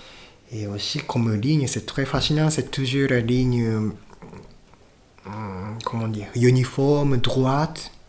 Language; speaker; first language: French; non-native, fluent; Japanese